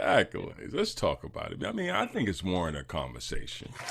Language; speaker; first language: English; native; English